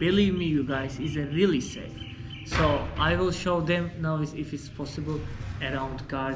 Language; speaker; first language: English; non-native, learner; Turkish